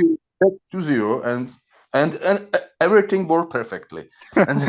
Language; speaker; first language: English; non-native, learner; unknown